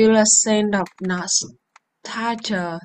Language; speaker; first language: English; non-native, learner; Vietnamese